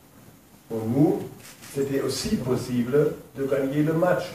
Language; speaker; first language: French; non-native, fluent; German